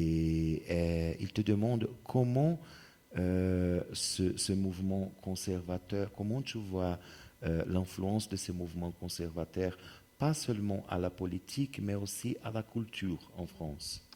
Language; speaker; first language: French; non-native, fluent; Portuguese